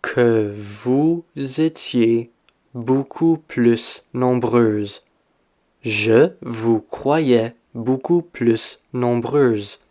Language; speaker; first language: French; non-native, fluent; English